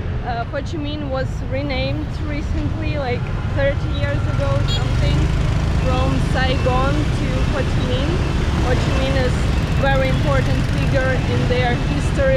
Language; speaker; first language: English; non-native, fluent; Ukrainian